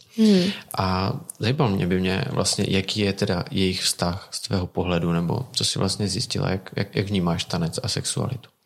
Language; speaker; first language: Czech; native; Czech